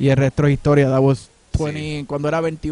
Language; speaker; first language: Spanish; native; Spanish